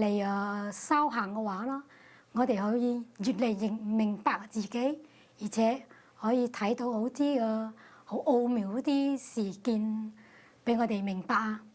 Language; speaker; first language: Cantonese; early bilingual, heritage; Cantonese